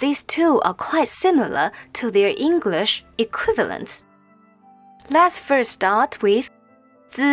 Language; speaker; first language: English; non-native, fluent; Chinese